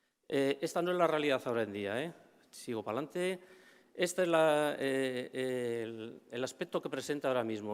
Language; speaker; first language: Spanish; native; Spanish